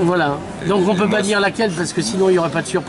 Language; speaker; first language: French; native; French